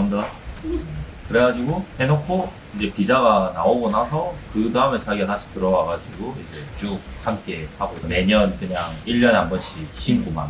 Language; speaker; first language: Korean; native; Korean